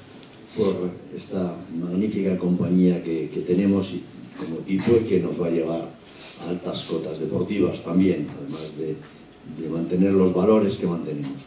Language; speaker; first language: Spanish; native; Spanish